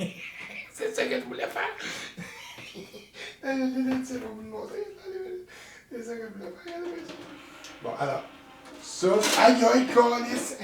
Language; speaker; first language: French; native; French